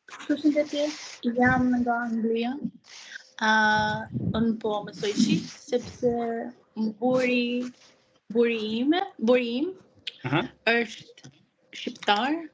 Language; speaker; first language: Albanian; non-native, learner; English